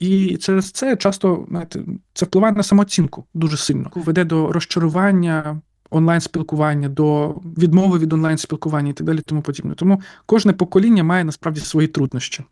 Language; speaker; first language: Ukrainian; native; Ukrainian